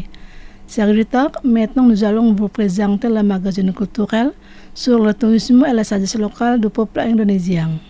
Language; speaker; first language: French; non-native, fluent; Indonesian